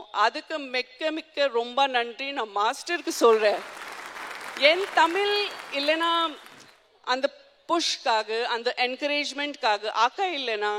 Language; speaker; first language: Tamil; non-native, local second language; Gujarati